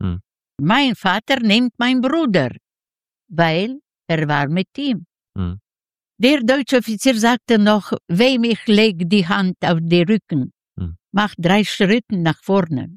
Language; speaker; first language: German; non-native, learner; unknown